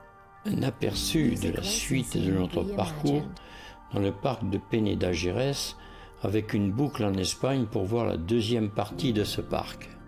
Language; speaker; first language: French; native; French